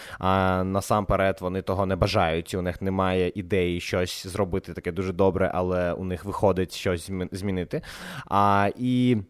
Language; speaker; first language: Ukrainian; non-native, local second language; Russian